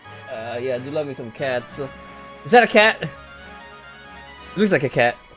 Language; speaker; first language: English; early bilingual, other home language; Spanish